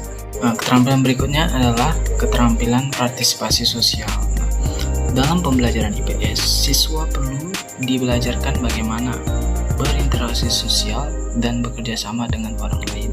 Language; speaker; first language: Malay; non-native, local second language; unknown